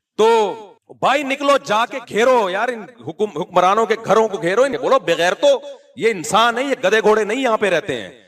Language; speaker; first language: Urdu; native; Urdu